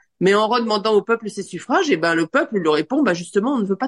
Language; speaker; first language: French; native; French